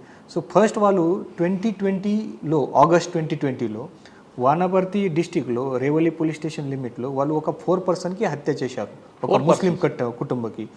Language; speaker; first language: Telugu; non-native, learner; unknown